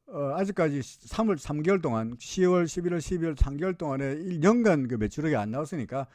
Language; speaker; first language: Korean; native; Korean